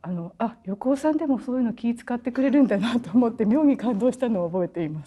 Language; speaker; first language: Japanese; native; Japanese